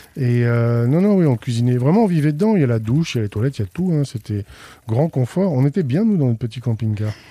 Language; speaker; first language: French; native; French